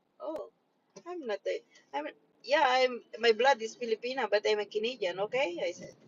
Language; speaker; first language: English; non-native, local second language; Filipino